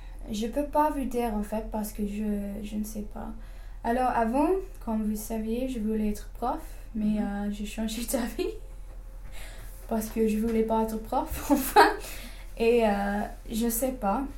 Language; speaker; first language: French; non-native, fluent; English